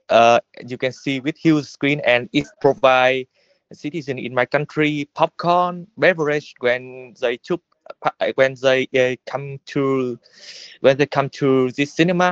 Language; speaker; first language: English; non-native, learner; Vietnamese